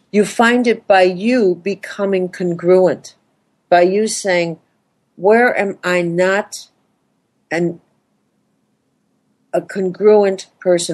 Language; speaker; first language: English; native; English